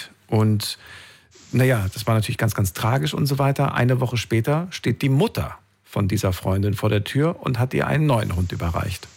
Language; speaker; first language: German; native; German